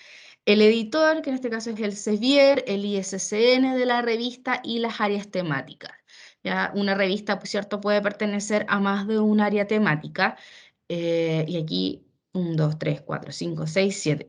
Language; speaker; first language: Spanish; native; Spanish